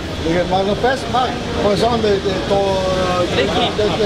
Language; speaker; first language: French; non-native, learner; Italian